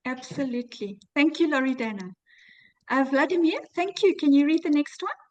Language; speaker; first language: English; native; English